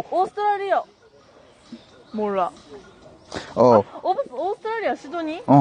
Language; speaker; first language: Korean; non-native, learner; Japanese